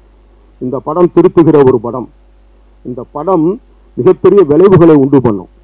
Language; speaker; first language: Tamil; native; Tamil